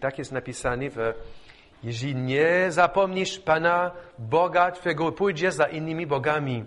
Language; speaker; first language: Polish; non-native, fluent; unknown